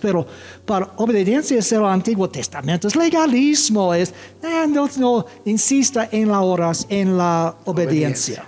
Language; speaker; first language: Spanish; non-native, fluent; English